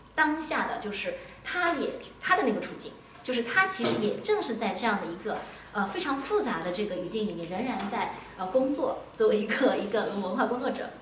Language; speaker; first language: Chinese; native; Chinese